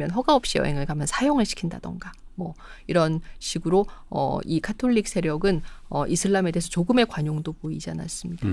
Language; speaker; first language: Korean; native; Korean